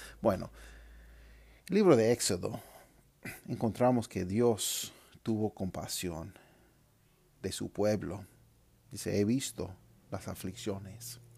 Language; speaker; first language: Spanish; non-native, fluent; English